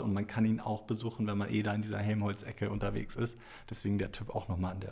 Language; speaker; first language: German; native; German